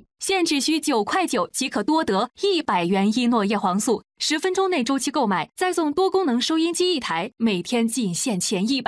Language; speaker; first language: Chinese; native; Chinese